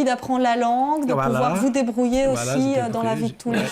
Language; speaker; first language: French; native; French